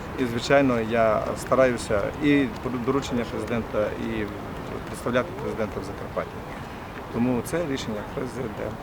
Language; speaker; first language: Ukrainian; native; Ukrainian